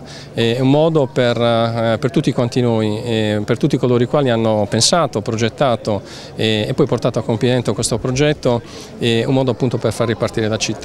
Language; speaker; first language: Italian; native; Italian